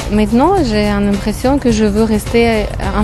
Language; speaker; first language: French; non-native, fluent; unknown